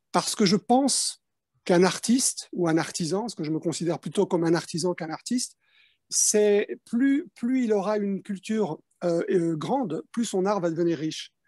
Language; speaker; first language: French; early bilingual, other home language; Spanish